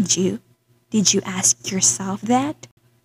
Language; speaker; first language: English; non-native, local second language; Cebuano